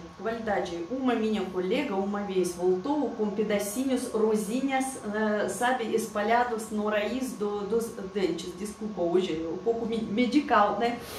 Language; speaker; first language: Portuguese; non-native, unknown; Russian